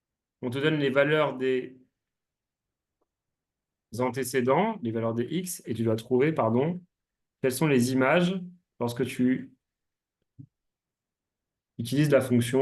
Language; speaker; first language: French; native; French